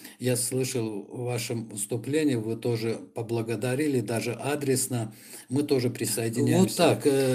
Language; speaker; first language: Russian; non-native, local second language; Azerbaijani